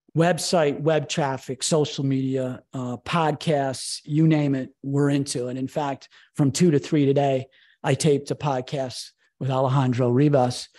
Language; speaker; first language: English; native; English